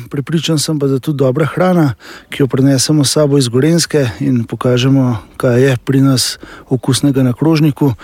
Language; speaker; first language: Slovenian; native; Slovenian